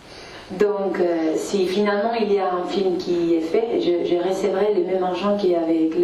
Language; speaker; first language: French; non-native, fluent; Spanish